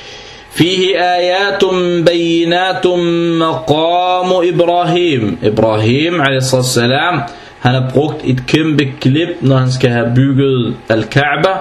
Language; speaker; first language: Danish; non-native, fluent; Arabic